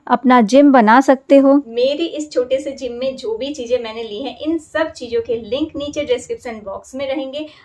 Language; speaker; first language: Hindi; native; Hindi